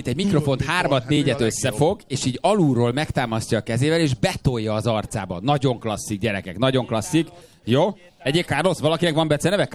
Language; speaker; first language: Hungarian; native; Hungarian